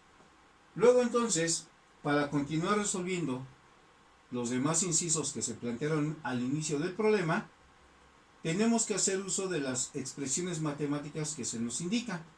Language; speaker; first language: Spanish; native; Spanish